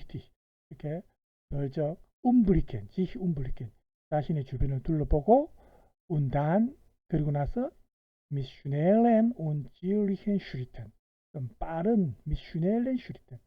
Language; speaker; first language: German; non-native, fluent; Korean